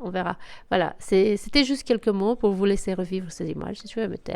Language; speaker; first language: French; native; French